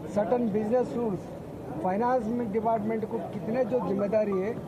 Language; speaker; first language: Hindi; non-native, local second language; Telugu